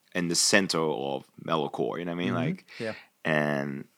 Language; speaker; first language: English; non-native, fluent; Japanese